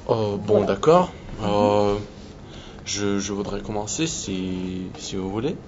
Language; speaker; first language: French; non-native, learner; Russian